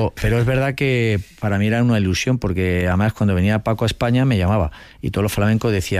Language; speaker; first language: Spanish; native; Spanish